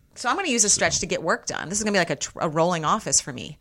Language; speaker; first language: English; native; English